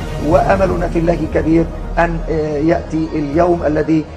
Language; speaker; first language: Arabic; native; Arabic